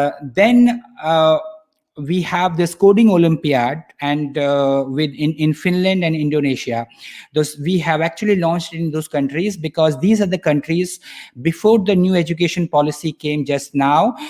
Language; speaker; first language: English; non-native, fluent; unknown